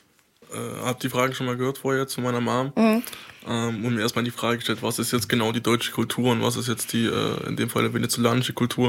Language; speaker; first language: German; native; German